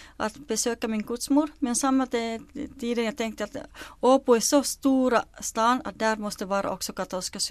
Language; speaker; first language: Swedish; non-native, local second language; Finnish